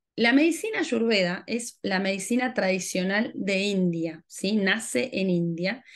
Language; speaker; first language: Spanish; native; Spanish